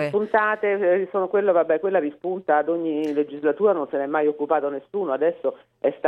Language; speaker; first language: Italian; native; Italian